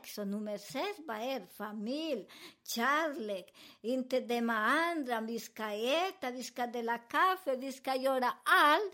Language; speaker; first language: Swedish; non-native, learner; Spanish